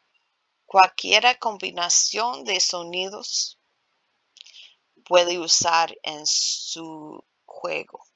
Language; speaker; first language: Spanish; non-native, learner; English